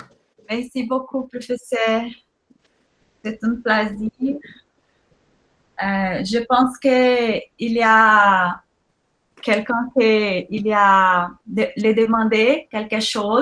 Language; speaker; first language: French; non-native, learner; Portuguese